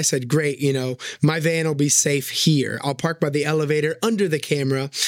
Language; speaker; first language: English; native; English